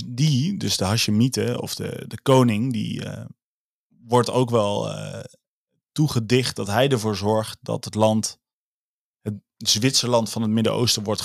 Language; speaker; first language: Dutch; native; Dutch